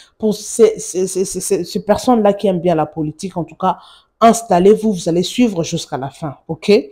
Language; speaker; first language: French; non-native, local second language; Lingala